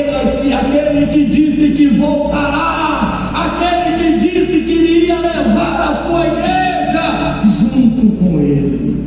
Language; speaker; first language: Portuguese; native; Portuguese